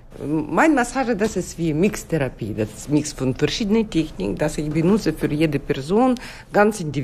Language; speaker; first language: German; non-native, learner; Ukrainian